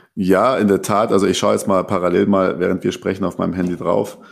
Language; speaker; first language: German; early bilingual, other home language; Persian